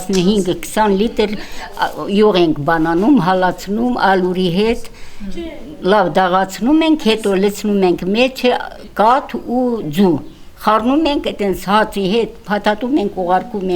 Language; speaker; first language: Armenian; non-native, local second language; Assyrian Neo-Aramaic